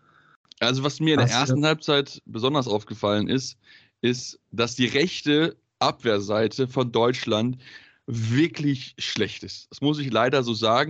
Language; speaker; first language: German; native; German